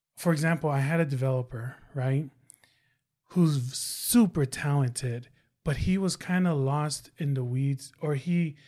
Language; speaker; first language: English; non-native, fluent; Tongan